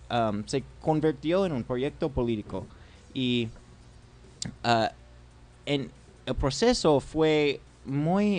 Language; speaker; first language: Spanish; non-native, learner; English